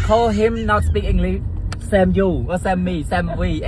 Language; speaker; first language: English; non-native, learner; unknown